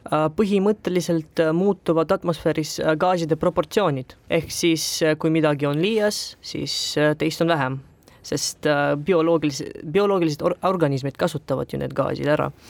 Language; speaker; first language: Estonian; non-native, local second language; Russian